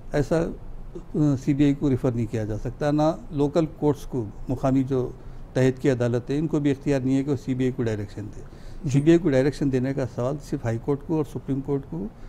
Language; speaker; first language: Hindi; non-native, local second language; Urdu